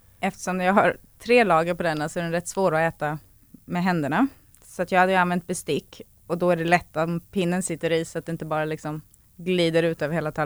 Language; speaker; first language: Swedish; native; Swedish